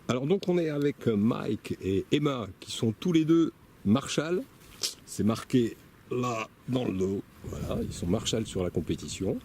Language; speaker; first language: French; native; French